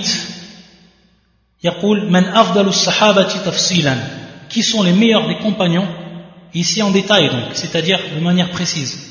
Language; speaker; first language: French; native; French